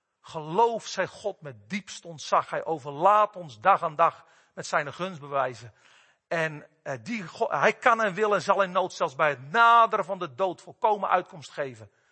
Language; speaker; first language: Dutch; native; Dutch